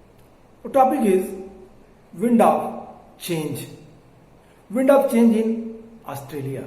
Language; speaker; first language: English; non-native, local second language; Hindi